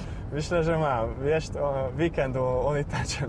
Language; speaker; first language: Polish; non-native, learner; Hungarian